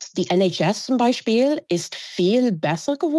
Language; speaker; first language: German; non-native, fluent; English